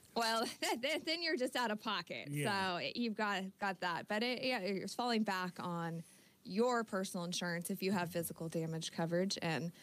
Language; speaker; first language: English; native; English